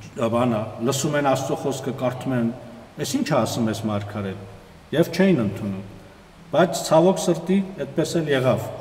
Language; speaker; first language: Armenian; native; Armenian